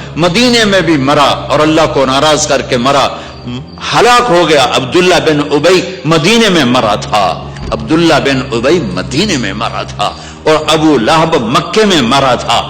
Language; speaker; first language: Urdu; non-native, local second language; Punjabi